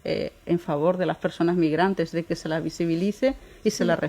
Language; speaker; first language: Spanish; native; Spanish